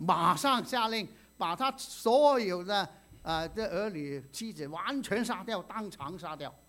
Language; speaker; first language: Chinese; non-native, local second language; Cantonese